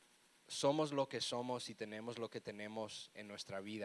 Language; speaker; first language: Spanish; early bilingual, heritage; Spanish